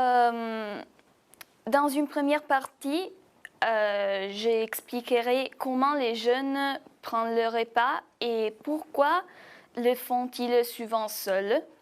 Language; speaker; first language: French; non-native, fluent; Italian